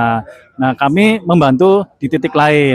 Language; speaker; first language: Indonesian; native; Indonesian